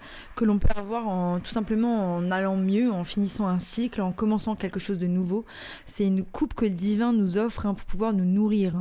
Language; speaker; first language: French; native; French